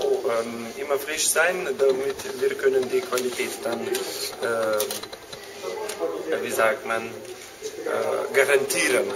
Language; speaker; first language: German; non-native, fluent; Slovenian